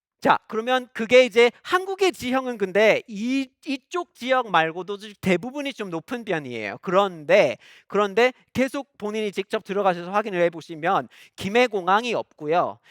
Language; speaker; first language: Korean; non-native, fluent; English